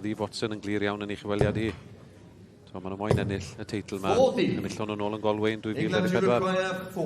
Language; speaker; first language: Welsh; native; Welsh